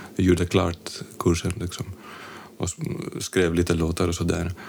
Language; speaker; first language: Swedish; non-native, fluent; Greek